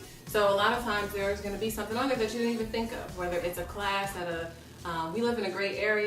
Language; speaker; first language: English; native; English